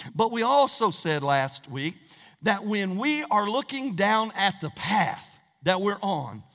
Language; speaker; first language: English; native; English